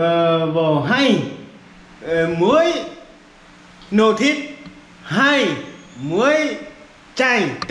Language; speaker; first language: Vietnamese; non-native, learner; Portuguese